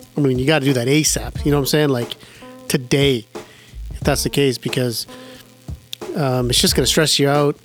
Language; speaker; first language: English; early bilingual, other home language; Punjabi